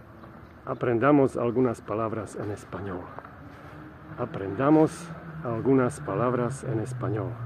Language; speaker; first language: Spanish; non-native, learner; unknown